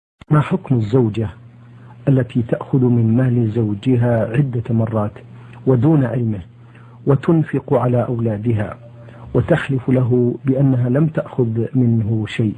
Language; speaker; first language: Arabic; native; Arabic